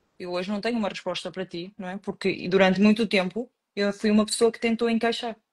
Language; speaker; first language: Portuguese; non-native, fluent; Spanish